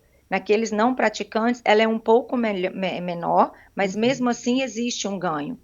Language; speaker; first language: Portuguese; native; Portuguese